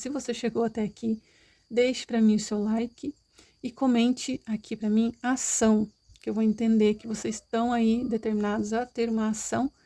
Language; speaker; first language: Portuguese; native; Portuguese